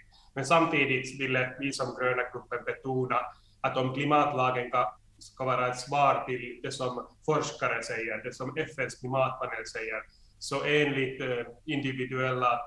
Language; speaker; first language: Swedish; non-native, fluent; Finnish